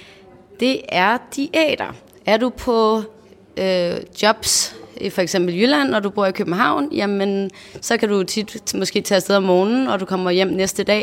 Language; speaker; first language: Danish; native; Danish